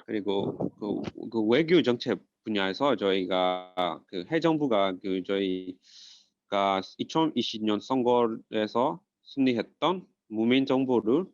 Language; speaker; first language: Korean; non-native, fluent; Burmese